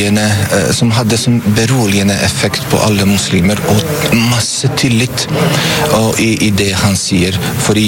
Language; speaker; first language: Norwegian; non-native, fluent; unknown